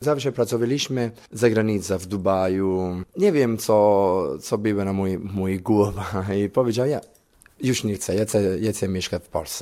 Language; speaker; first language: Polish; non-native, learner; Italian